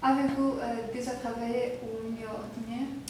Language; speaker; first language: French; non-native, learner; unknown